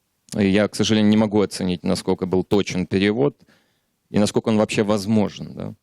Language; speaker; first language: Russian; native; Russian